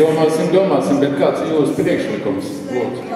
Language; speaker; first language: Latvian; native; Latvian